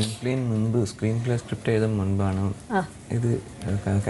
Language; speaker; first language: Malayalam; non-native, learner; Telugu